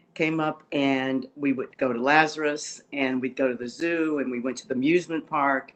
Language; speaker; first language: English; native; English